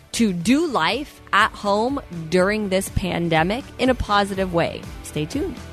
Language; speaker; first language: English; native; English